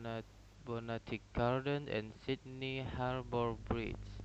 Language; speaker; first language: English; non-native, learner; Indonesian